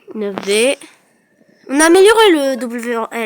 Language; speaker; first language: French; native; French